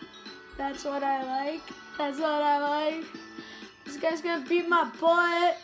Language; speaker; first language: English; native; English